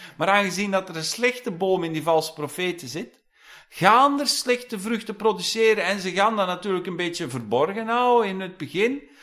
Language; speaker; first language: Dutch; non-native, fluent; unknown